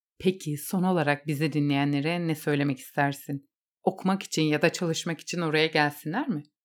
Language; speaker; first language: Turkish; native; Turkish